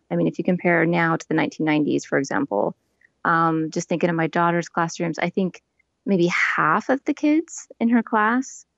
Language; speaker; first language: English; native; English